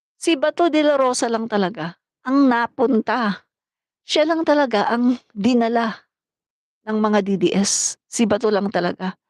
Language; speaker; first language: Filipino; non-native, local second language; Cebuano